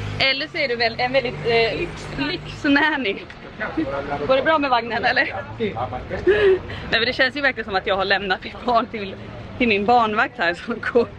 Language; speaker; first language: Swedish; native; Swedish